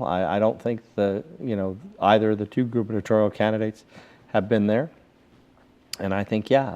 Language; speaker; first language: English; native; English